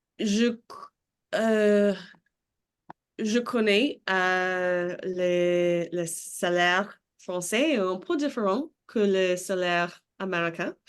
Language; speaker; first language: French; non-native, learner; English